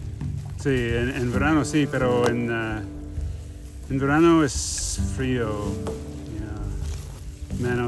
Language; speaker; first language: Spanish; non-native, learner; English